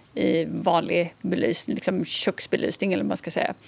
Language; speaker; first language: Swedish; native; Swedish